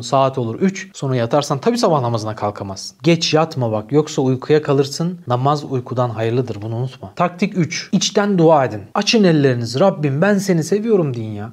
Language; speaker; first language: Turkish; native; Turkish